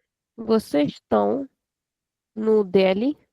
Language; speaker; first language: Portuguese; non-native, fluent; Hindi